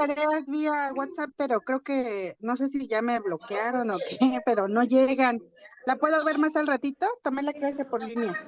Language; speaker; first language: Spanish; native; Spanish